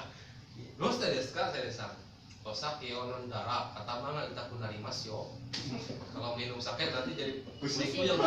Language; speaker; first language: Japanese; non-native, fluent; Indonesian